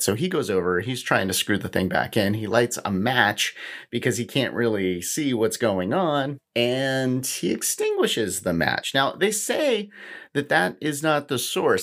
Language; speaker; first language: English; native; English